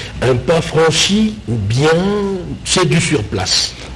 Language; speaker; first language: French; non-native, local second language; Lingala